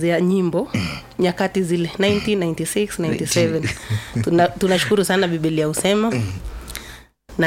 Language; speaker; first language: Swahili; non-native, local second language; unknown